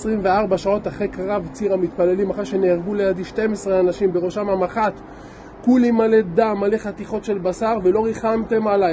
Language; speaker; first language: Hebrew; native; Hebrew